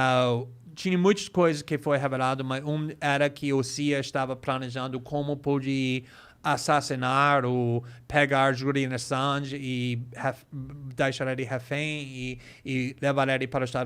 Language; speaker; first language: Portuguese; non-native, fluent; English